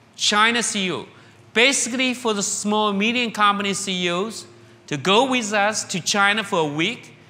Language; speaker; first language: English; non-native, fluent; Chinese